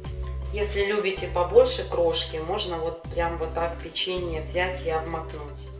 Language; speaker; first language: Russian; native; Russian